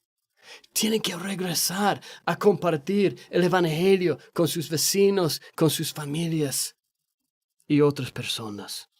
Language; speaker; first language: Spanish; non-native, fluent; English